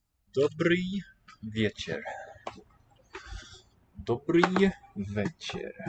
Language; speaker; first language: Russian; non-native, learner; English